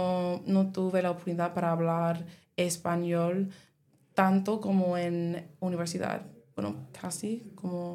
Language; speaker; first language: Spanish; non-native, learner; English